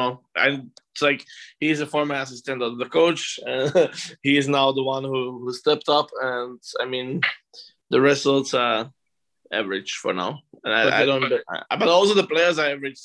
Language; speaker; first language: English; non-native, fluent; Slovak